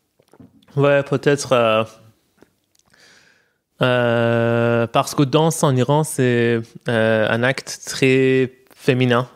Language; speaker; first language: French; non-native, fluent; Persian